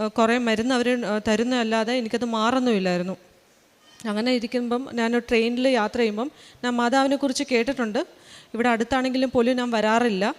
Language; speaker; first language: Malayalam; early bilingual, heritage; Malayalam